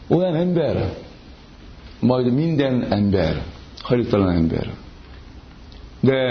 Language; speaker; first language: Hungarian; non-native, learner; Korean